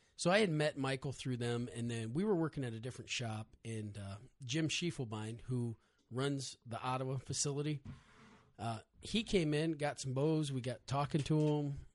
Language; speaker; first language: English; native; English